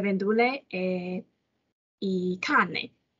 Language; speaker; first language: Italian; non-native, learner; Chinese